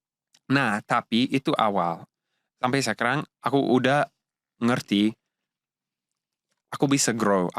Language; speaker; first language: Indonesian; non-native, fluent; English